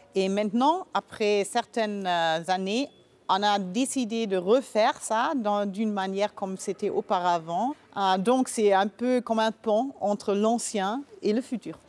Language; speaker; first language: French; non-native, fluent; German